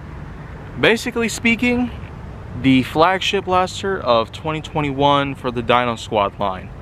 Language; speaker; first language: English; native; English